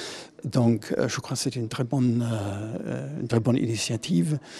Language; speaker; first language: French; non-native, fluent; German